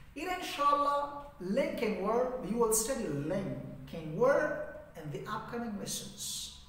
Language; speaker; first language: English; non-native, fluent; Persian